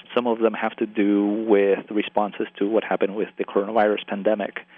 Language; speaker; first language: English; early bilingual, other home language; Spanish